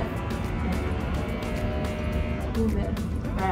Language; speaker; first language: Turkish; early bilingual, heritage; Turkish